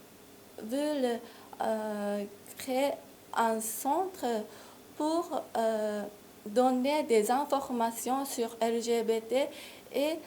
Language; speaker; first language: French; non-native, fluent; Japanese